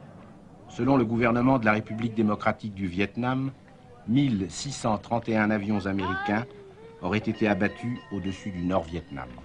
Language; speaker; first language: French; native; French